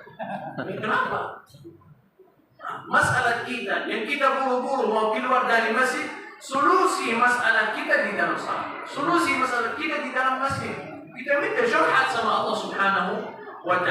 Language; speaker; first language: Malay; non-native, fluent; Arabic